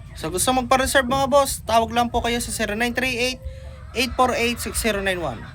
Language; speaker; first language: Filipino; native; Filipino